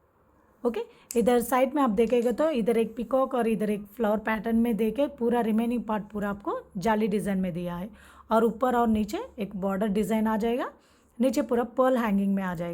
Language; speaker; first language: Hindi; non-native, local second language; Telugu